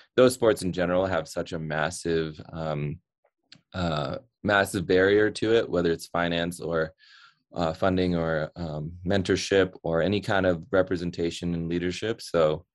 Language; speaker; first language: English; early bilingual, other home language; Hindi